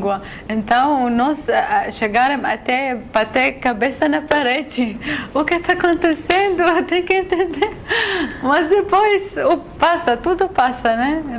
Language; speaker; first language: Portuguese; non-native, learner; Arabic